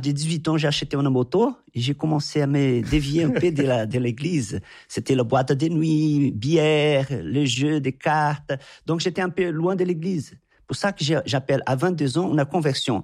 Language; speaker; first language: French; non-native, fluent; Portuguese